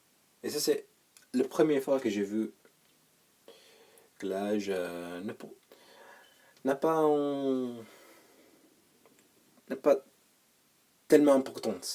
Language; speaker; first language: French; non-native, learner; English